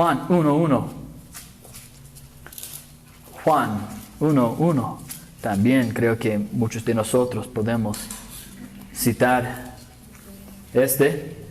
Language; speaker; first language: Spanish; non-native, fluent; English